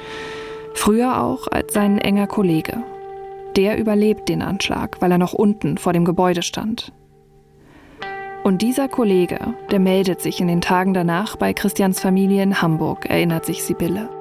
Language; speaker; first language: German; native; German